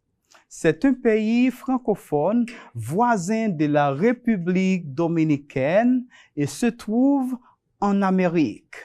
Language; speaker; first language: French; non-native, fluent; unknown